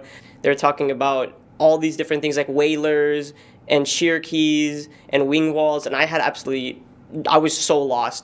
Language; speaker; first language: English; native; English